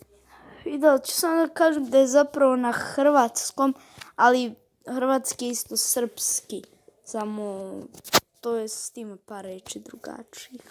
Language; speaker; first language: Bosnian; early bilingual, heritage; Croatian